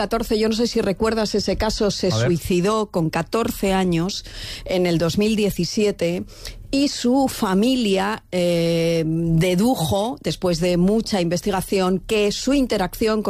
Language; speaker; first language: Spanish; native; Spanish